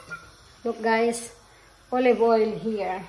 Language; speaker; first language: English; non-native, local second language; Filipino